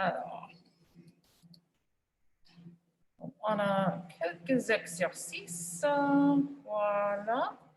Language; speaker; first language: French; non-native, fluent; English